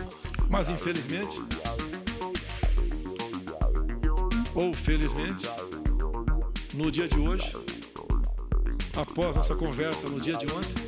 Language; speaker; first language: Portuguese; native; Portuguese